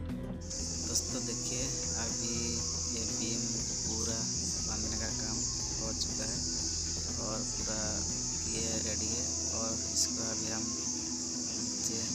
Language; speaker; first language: Hindi; non-native, local second language; Odia